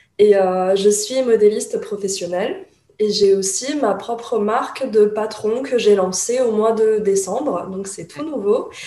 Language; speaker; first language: French; early bilingual, other home language; Chinese